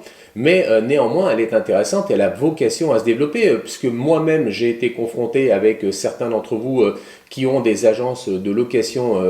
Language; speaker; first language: French; native; French